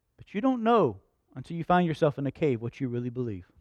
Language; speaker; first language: English; native; English